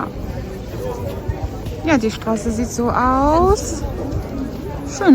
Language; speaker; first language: German; non-native, fluent; Mongolian